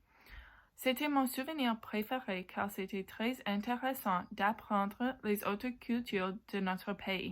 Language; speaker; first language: French; non-native, local second language; English